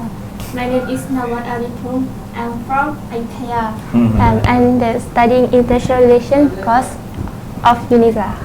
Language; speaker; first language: English; non-native, learner; Thai